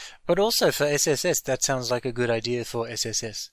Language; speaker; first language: English; native; English